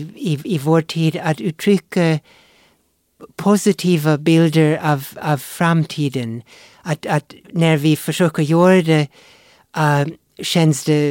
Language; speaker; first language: Swedish; non-native, fluent; English